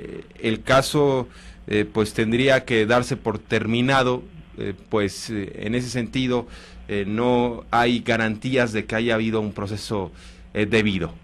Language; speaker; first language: Spanish; native; Spanish